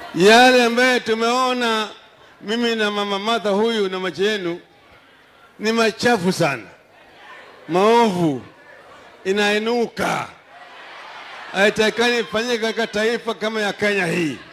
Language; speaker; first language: Swahili; non-native, local second language; Luo (Kenya and Tanzania)